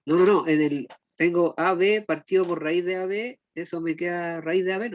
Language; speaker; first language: Spanish; native; Spanish